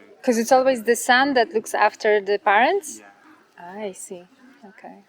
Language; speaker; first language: English; non-native, fluent; Polish